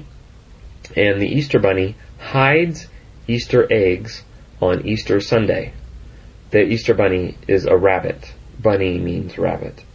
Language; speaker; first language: English; native; English